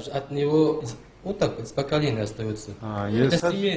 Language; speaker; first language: Russian; non-native, local second language; Uzbek